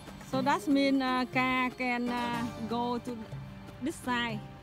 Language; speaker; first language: English; non-native, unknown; Vietnamese